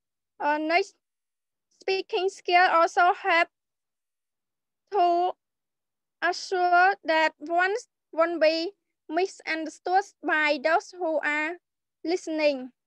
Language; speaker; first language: English; non-native, learner; Khmer